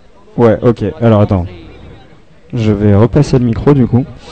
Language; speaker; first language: French; native; French